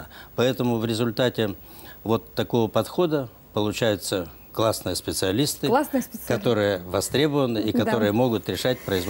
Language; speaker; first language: Russian; native; Russian